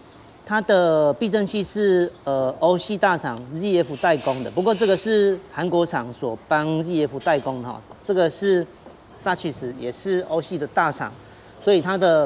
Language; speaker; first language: Chinese; native; Chinese